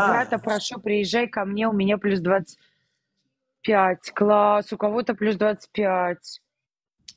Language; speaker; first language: Russian; native; Russian